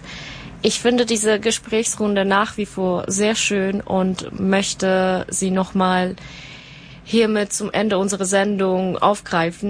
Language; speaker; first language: German; native; German